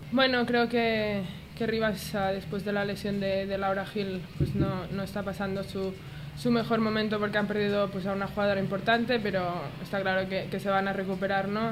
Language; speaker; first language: Spanish; native; Spanish